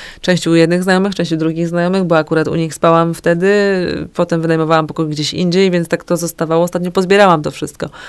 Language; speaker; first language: Polish; native; Polish